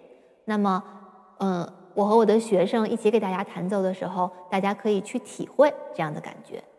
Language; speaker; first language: Chinese; native; Chinese